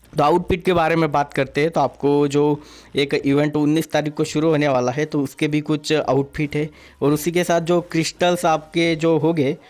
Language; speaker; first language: Hindi; non-native, local second language; Marathi